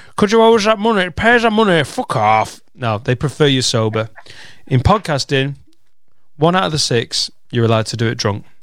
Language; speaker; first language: English; native; English